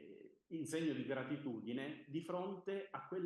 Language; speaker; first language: Italian; native; Italian